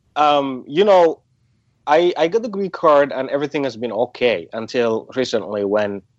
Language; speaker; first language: English; non-native, fluent; Somali